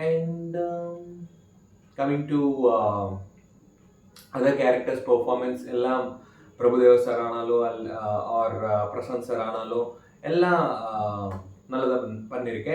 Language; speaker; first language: Tamil; non-native, learner; Malayalam